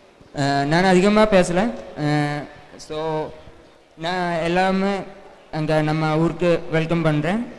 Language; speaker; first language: Tamil; non-native, learner; Malayalam